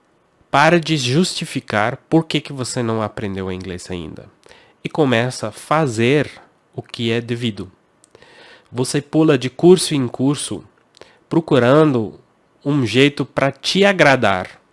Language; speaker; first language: Portuguese; non-native, fluent; English